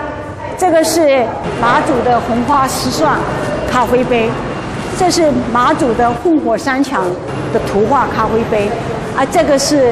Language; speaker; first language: Chinese; native; Chinese